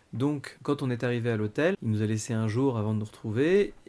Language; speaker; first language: French; native; French